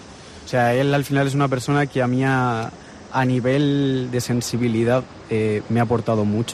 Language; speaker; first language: Spanish; native; Spanish